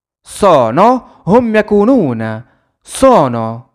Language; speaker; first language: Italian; non-native, fluent; Arabic